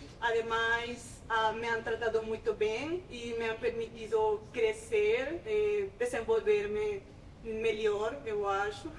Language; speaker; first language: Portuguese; non-native, fluent; Spanish